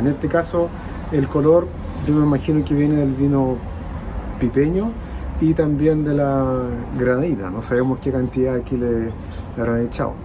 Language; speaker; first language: Spanish; native; Spanish